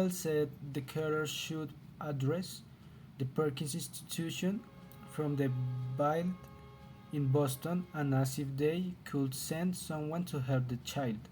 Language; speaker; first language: English; non-native, learner; Spanish